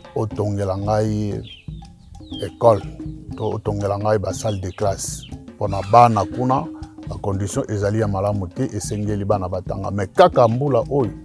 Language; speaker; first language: Lingala; non-native, local second language; Kongo